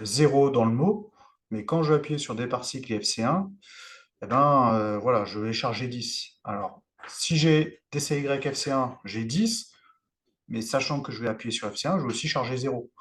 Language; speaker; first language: French; native; French